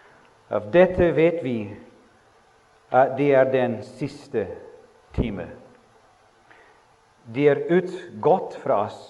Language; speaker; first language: Norwegian; non-native, fluent; English